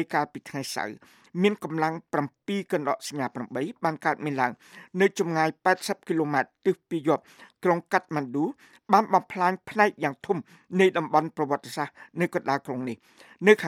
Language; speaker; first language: Khmer; native; Khmer